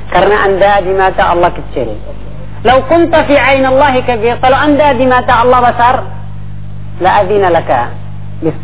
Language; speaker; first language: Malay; non-native, fluent; Arabic